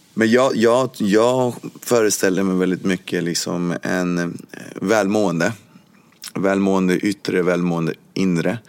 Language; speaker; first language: Swedish; early bilingual, other home language; Spanish